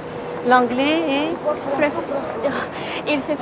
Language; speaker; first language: French; non-native, learner; English